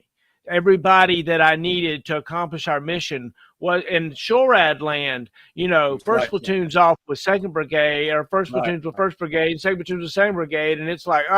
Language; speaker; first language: English; native; English